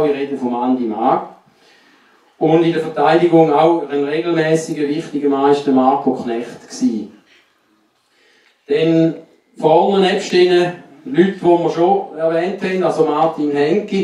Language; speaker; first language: German; native; German